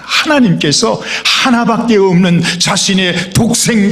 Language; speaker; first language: Korean; native; Korean